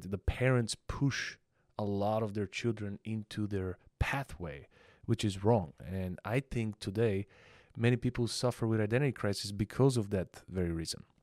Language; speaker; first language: English; non-native, fluent; Bulgarian